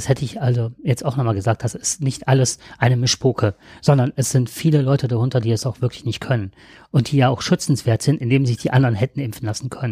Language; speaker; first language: German; native; German